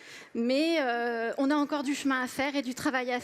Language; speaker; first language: French; native; French